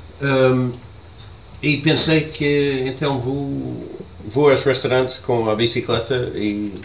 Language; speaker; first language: Portuguese; non-native, learner; English